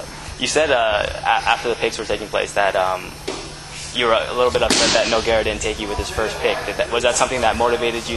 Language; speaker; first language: English; native; English